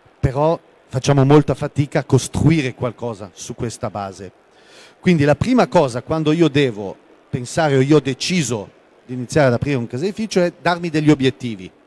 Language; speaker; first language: Italian; non-native, local second language; German